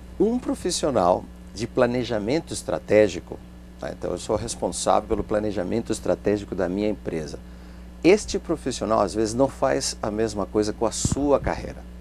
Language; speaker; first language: Portuguese; non-native, fluent; Spanish